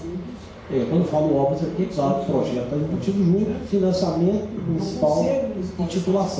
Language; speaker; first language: Portuguese; native; Portuguese